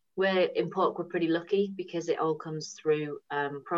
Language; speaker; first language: English; native; English